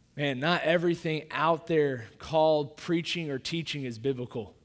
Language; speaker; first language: English; native; English